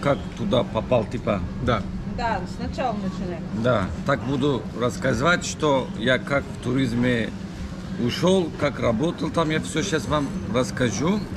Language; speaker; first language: Russian; non-native, learner; Turkish